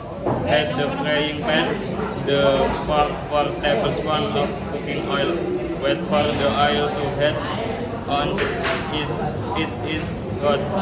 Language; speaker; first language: English; non-native, learner; Indonesian